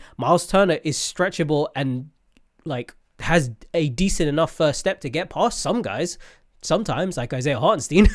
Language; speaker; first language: English; native; English